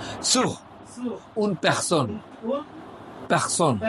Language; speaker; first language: French; non-native, fluent; Bangla